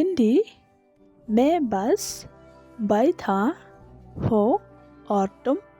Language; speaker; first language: Hindi; non-native, learner; Khasi